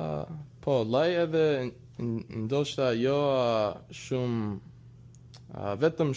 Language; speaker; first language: Albanian; non-native, learner; English